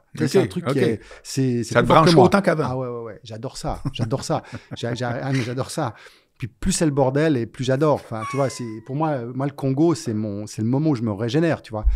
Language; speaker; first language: French; native; French